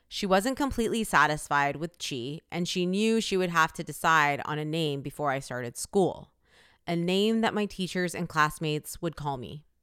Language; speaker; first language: English; early bilingual, other home language; Korean